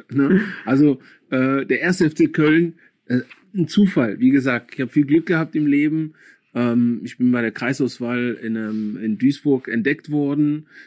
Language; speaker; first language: German; early bilingual, other home language; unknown